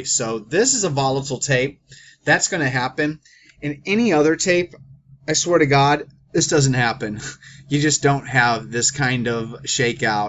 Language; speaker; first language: English; native; English